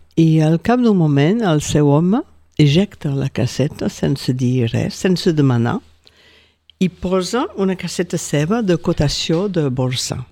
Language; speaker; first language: Catalan; non-native, local second language; French